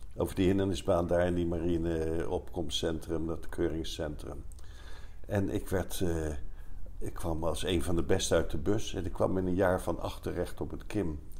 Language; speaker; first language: Dutch; native; Dutch